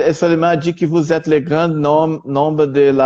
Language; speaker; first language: French; non-native, learner; Portuguese